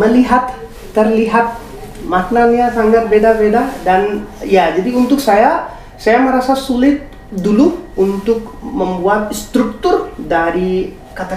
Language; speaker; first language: Indonesian; non-native, fluent; Hindi